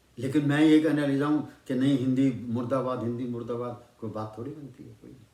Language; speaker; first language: Hindi; non-native, local second language; Punjabi